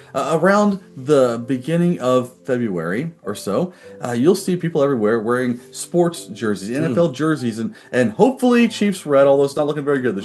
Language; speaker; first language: English; native; English